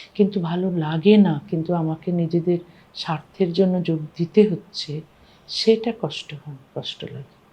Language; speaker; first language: Bangla; native; Bangla